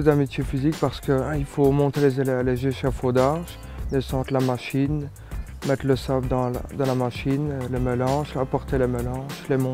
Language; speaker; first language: French; native; French